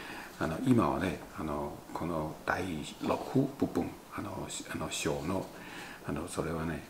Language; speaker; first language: Japanese; non-native, learner; Chinese